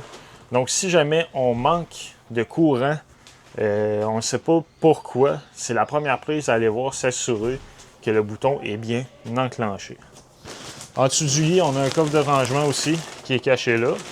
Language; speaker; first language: French; native; French